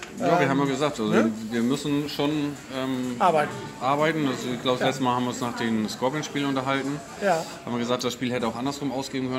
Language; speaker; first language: German; native; German